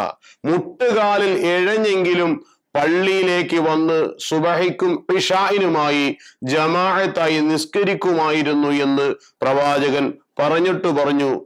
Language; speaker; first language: Malayalam; native; Malayalam